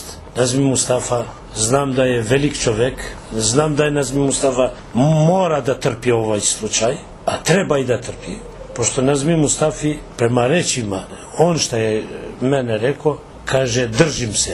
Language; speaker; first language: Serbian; non-native, local second language; Albanian